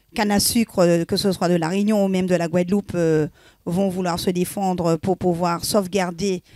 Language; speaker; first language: French; native; French